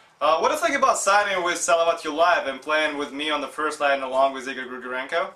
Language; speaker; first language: English; non-native, fluent; Russian